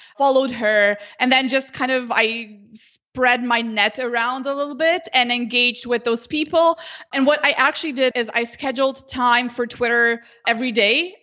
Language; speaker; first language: English; non-native, fluent; Slovenian